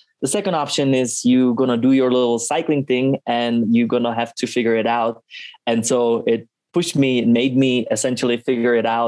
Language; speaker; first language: English; non-native, fluent; Czech